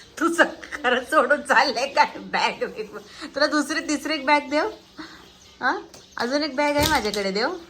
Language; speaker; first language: Marathi; native; Marathi